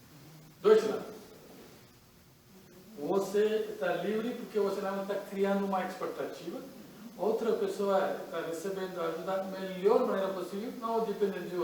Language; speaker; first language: Portuguese; non-native, learner; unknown